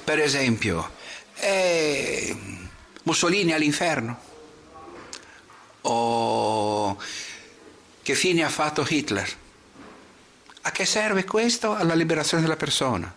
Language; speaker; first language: Italian; non-native, fluent; Portuguese